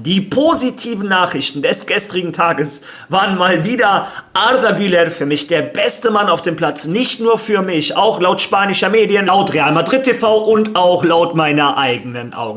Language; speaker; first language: German; native; German